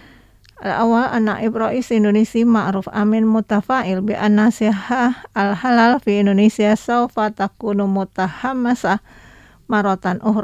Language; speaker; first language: Arabic; non-native, fluent; Indonesian